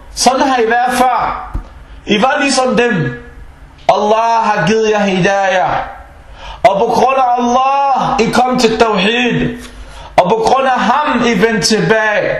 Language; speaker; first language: Danish; early bilingual, other home language; Arabic